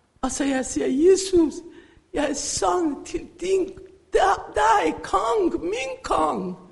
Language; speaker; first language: Danish; non-native, learner; Persian